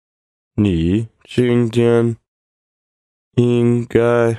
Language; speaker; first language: Chinese; non-native, learner; English